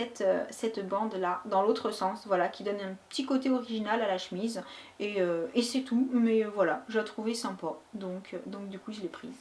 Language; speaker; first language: French; native; French